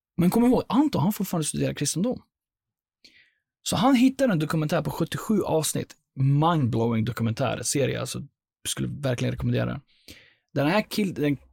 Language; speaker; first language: Swedish; early bilingual, other home language; Persian